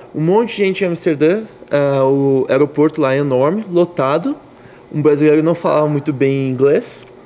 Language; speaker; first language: Portuguese; native; Portuguese